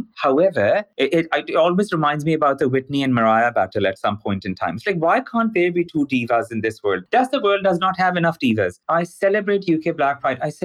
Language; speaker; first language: English; non-native, local second language; Urdu